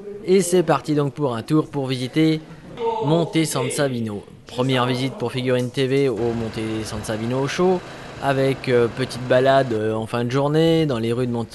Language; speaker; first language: French; native; French